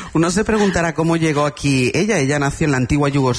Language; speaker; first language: Spanish; native; Spanish